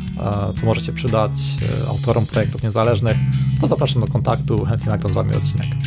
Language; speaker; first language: Polish; native; Polish